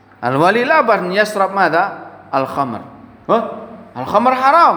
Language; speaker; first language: Arabic; non-native, fluent; Indonesian